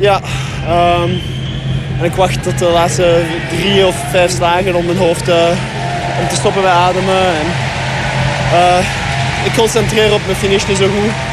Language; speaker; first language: Dutch; non-native, local second language; French